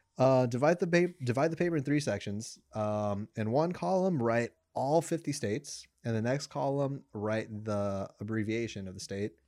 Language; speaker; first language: English; non-native, fluent; Spanish